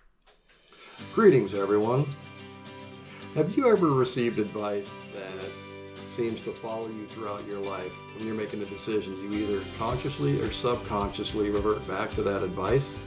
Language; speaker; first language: English; native; English